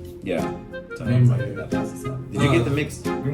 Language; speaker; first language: English; native; English